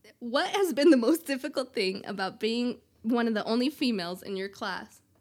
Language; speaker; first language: English; native; English